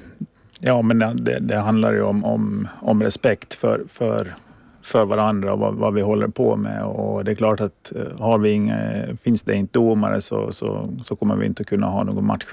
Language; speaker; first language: Swedish; native; Swedish